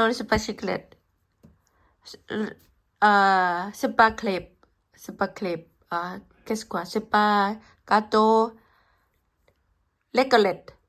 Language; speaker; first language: French; non-native, learner; Thai